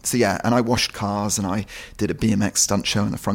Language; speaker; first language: English; native; English